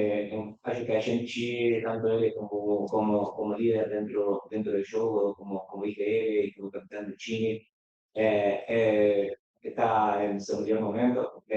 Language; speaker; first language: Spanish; non-native, learner; Portuguese